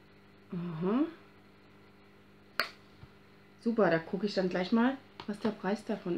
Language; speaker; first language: German; native; German